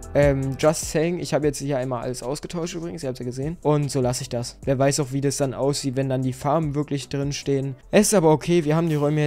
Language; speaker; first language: German; native; German